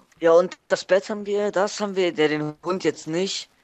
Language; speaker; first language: German; native; German